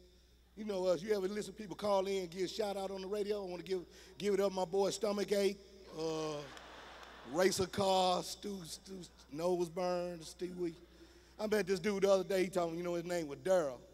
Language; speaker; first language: English; native; English